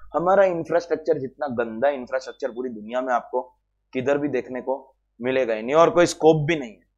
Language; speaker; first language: Hindi; native; Hindi